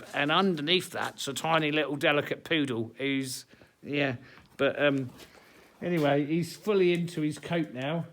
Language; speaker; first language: English; native; English